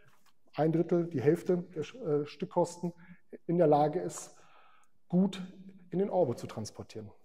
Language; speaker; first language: German; native; German